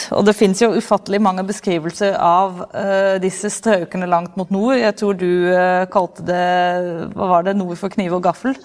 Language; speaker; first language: Norwegian; non-native, fluent; Dutch